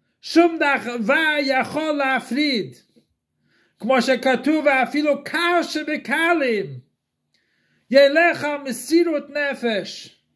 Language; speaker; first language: Hebrew; non-native, fluent; English